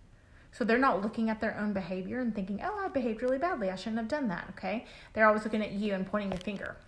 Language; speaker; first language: English; native; English